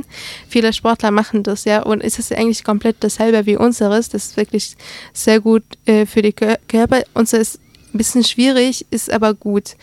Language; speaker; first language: German; early bilingual, other home language; Arabic